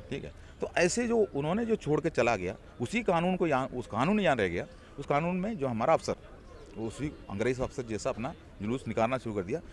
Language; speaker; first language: Hindi; non-native, local second language; Malayalam